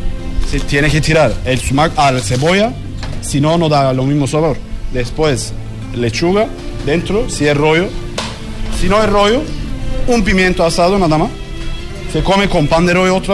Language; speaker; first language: Spanish; non-native, learner; Turkish